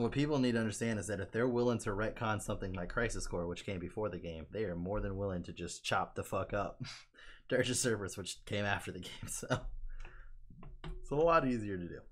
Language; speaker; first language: English; native; English